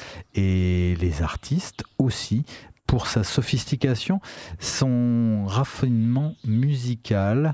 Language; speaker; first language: French; native; French